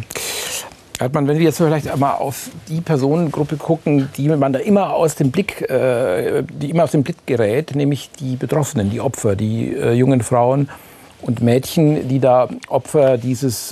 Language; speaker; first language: German; native; German